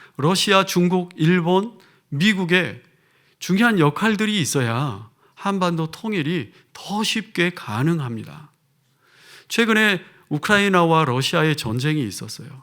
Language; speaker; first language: Korean; native; Korean